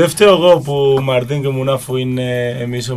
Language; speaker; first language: Greek; non-native, learner; Spanish